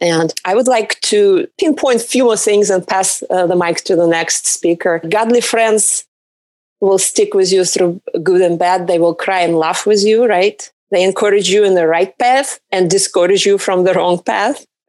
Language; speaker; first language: English; non-native, fluent; Russian